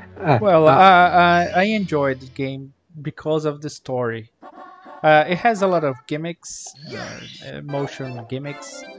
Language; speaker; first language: English; non-native, fluent; Portuguese